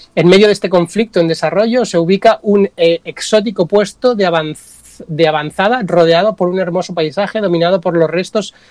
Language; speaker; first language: Spanish; non-native, local second language; Catalan